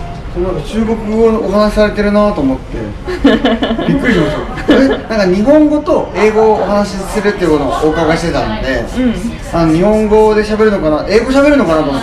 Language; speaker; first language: Japanese; native; Japanese